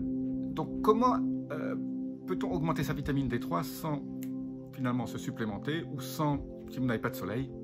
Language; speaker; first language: French; native; French